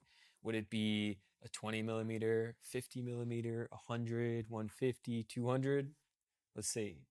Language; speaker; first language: English; native; English